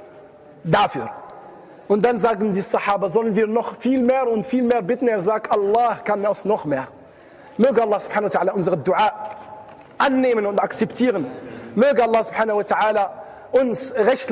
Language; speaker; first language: German; non-native, fluent; Arabic